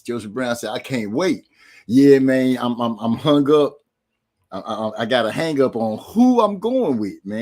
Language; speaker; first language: English; native; English